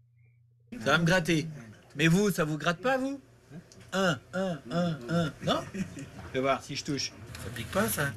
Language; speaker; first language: French; native; French